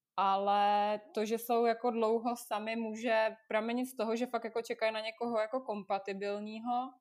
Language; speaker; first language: Czech; non-native, fluent; Russian